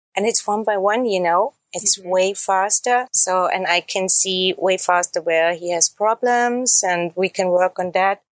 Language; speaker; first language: English; non-native, fluent; German